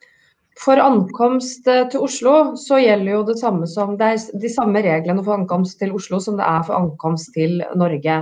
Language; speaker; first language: Norwegian; native; Norwegian